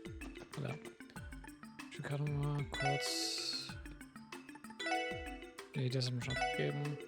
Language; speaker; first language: German; native; German